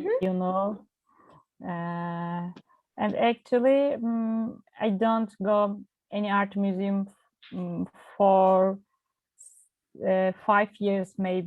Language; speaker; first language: English; non-native, learner; Turkish